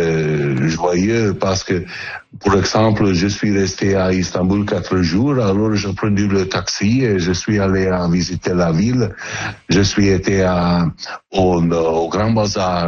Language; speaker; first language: French; non-native, learner; Italian